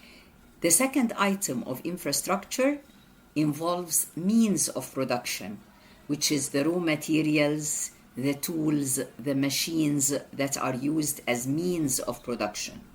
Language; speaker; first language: English; non-native, fluent; Arabic